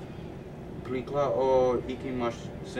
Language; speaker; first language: Japanese; non-native, learner; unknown